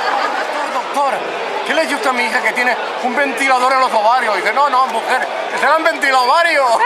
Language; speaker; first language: Spanish; native; Spanish